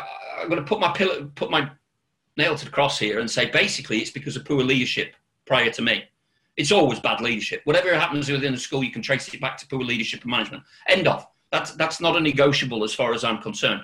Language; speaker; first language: English; native; English